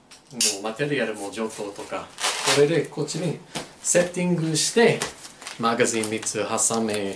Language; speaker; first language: Japanese; non-native, learner; English